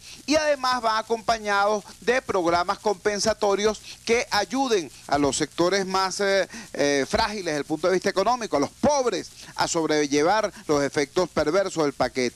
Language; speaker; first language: Spanish; native; Spanish